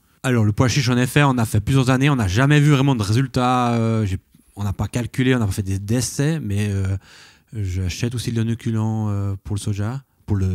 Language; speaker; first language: French; native; French